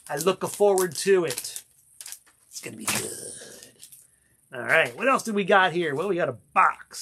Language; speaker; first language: English; native; English